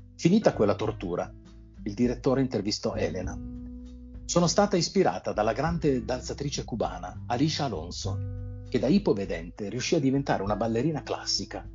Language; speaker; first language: Italian; native; Italian